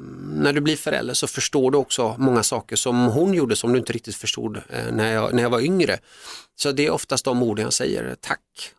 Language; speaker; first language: Swedish; early bilingual, other home language; Finnish